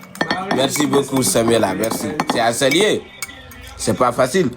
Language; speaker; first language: French; non-native, local second language; Wolof